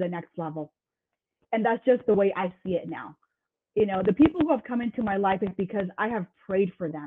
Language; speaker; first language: English; native; English